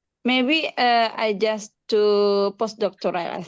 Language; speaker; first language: English; non-native, learner; Indonesian